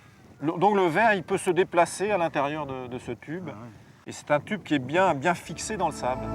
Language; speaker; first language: French; native; French